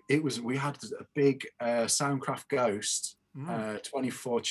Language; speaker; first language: English; native; English